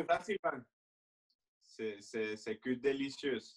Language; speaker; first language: French; non-native, fluent; Spanish